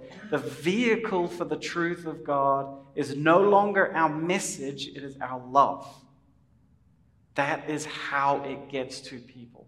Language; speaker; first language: English; native; English